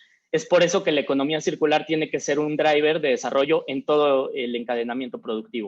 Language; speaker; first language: Spanish; native; Spanish